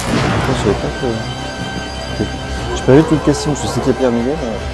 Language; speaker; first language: French; native; French